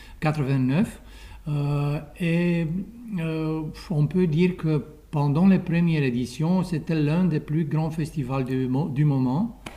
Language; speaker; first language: French; non-native, fluent; Romanian